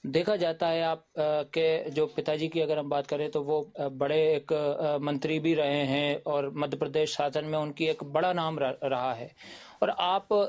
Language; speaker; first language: Hindi; native; Hindi